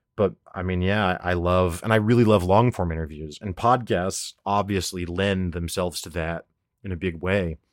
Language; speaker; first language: English; native; English